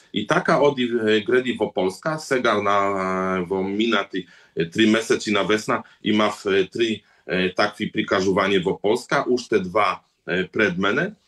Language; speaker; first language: Macedonian; early bilingual, heritage; Macedonian